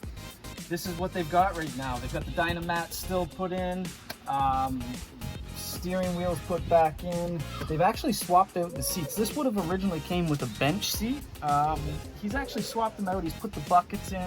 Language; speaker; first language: English; native; English